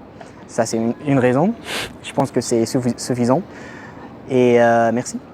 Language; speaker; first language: French; non-native, learner; Arabic